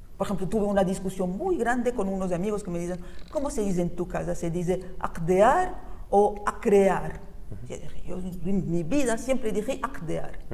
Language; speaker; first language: Spanish; early bilingual, heritage; Spanish